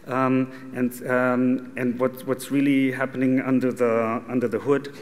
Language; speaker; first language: English; non-native, fluent; German